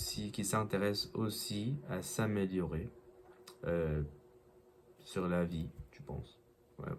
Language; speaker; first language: French; non-native, learner; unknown